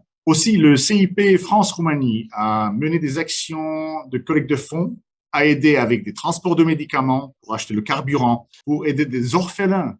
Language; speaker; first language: French; non-native, fluent; Romanian